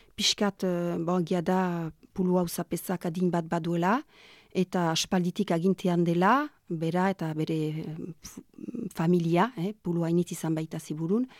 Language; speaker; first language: Basque; native; Basque